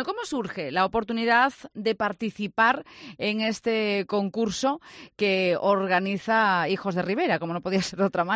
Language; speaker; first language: Spanish; native; Spanish